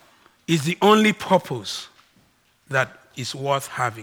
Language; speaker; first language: English; non-native, local second language; Ibibio